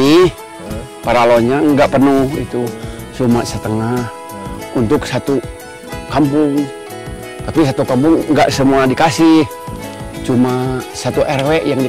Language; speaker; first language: Indonesian; non-native, local second language; Sundanese